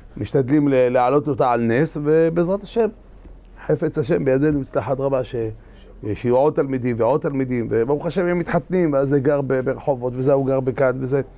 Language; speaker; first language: Hebrew; native; Hebrew